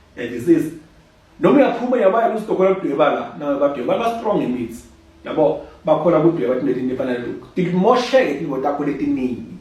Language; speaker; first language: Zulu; non-native, local second language; Swati